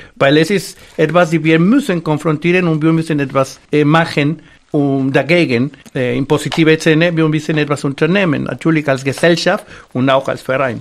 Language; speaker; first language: German; non-native, fluent; Spanish